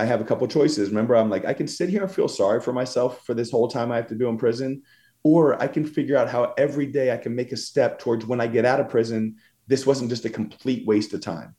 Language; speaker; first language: English; native; English